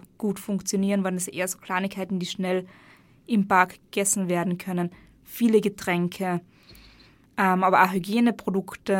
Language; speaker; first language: German; native; German